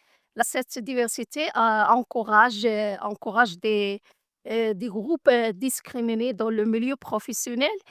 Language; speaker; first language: French; non-native, learner; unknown